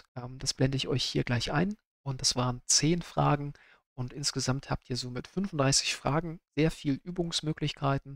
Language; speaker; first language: German; native; German